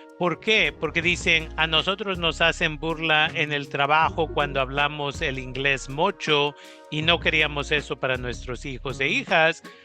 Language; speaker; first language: Spanish; native; Spanish